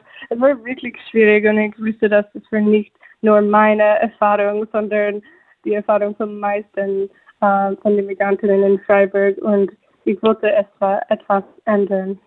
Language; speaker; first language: German; non-native, fluent; English